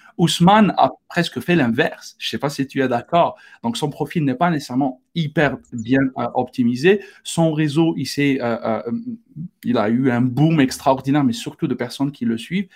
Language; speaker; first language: French; non-native, local second language; Arabic